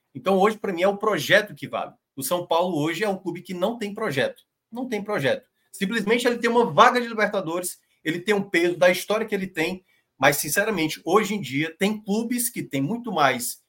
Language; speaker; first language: Portuguese; native; Portuguese